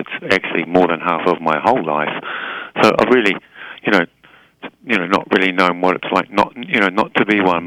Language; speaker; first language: English; native; English